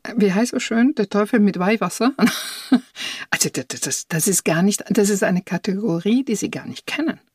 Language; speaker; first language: German; non-native, fluent; Italian